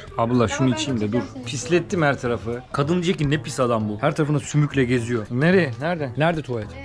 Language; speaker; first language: Turkish; native; Turkish